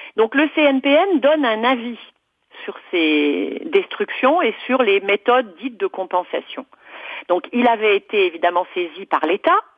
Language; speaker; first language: French; native; French